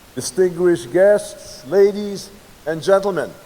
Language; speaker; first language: English; non-native, local second language; Filipino